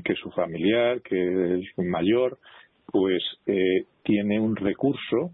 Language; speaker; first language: Spanish; native; Spanish